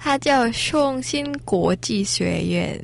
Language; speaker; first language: Chinese; non-native, learner; Thai